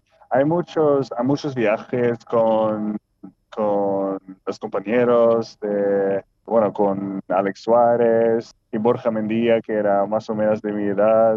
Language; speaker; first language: Spanish; non-native, fluent; Swedish